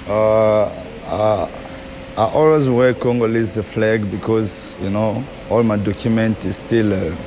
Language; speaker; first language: English; non-native, fluent; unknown